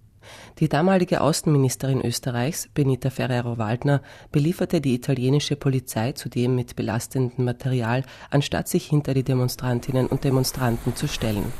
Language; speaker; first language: German; native; German